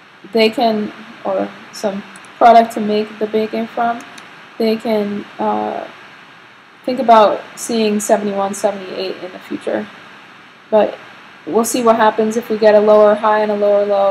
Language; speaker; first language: English; native; English